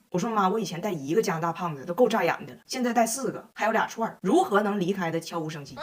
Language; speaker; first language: Chinese; native; Chinese